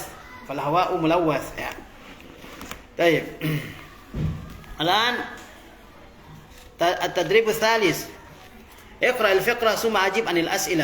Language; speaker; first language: Arabic; non-native, fluent; Indonesian